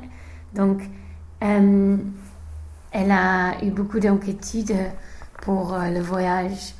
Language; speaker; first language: French; non-native, learner; English